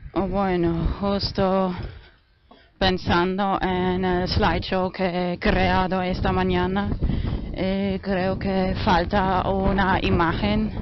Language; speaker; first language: Spanish; non-native, fluent; German